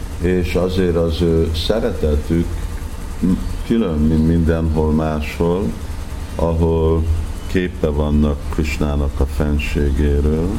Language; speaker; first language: Hungarian; early bilingual, heritage; Hungarian